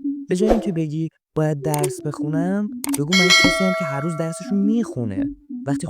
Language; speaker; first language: Persian; native; Persian